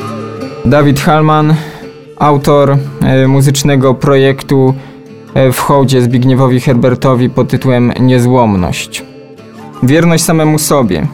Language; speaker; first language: Polish; native; Polish